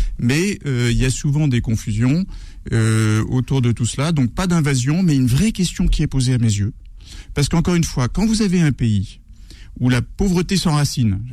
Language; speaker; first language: French; native; French